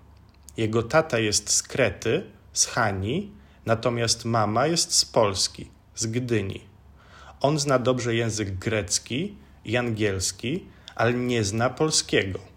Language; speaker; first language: Polish; non-native, fluent; Czech